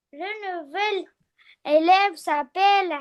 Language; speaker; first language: French; non-native, learner; Arabic